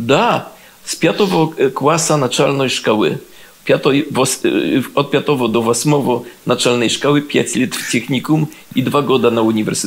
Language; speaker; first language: Russian; non-native, learner; Polish